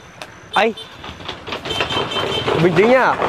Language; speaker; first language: Vietnamese; native; Vietnamese